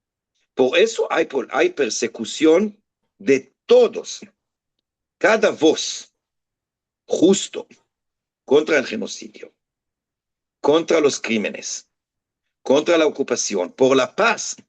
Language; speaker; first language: Spanish; non-native, fluent; Hebrew